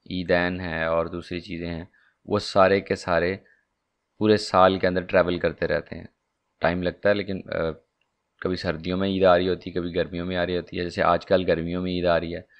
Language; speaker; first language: Urdu; non-native, local second language; Punjabi